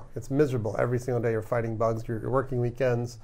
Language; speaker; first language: English; early bilingual, other home language; Ukrainian